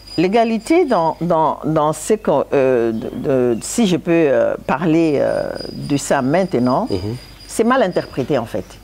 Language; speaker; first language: French; non-native, local second language; Lingala